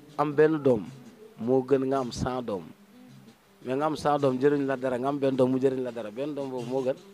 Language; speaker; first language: Wolof; native; Wolof